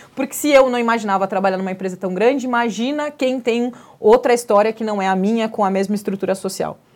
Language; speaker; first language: Portuguese; native; Portuguese